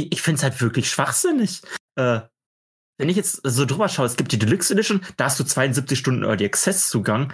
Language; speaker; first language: German; native; German